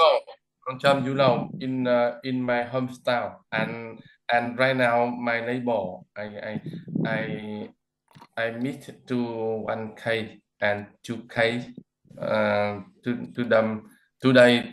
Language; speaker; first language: English; non-native, learner; Vietnamese